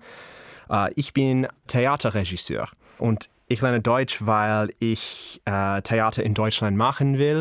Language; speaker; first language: German; non-native, learner; English